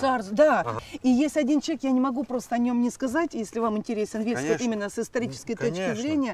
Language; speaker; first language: Russian; native; Russian